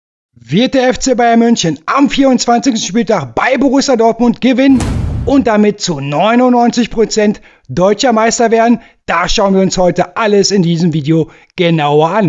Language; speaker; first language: German; native; German